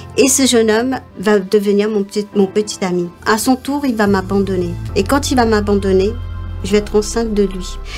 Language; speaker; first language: French; non-native, local second language; Morisyen